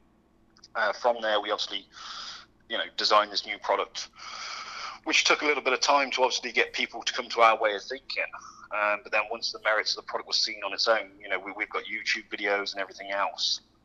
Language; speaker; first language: English; native; English